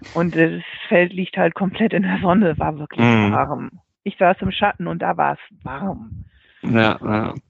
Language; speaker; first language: German; native; German